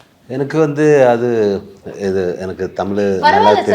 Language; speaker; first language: Tamil; non-native, learner; Malayalam